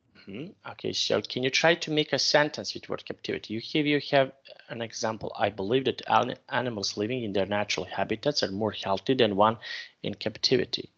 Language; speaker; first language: English; non-native, fluent; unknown